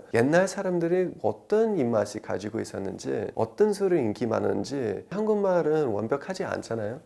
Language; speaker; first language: Korean; non-native, fluent; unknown